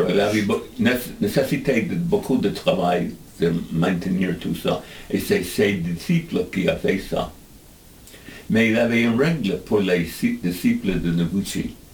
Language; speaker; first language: French; non-native, learner; English